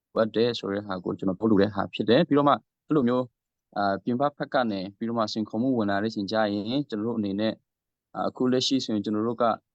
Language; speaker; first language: Burmese; non-native, local second language; Hakha Chin